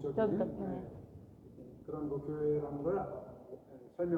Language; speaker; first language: Korean; native; Korean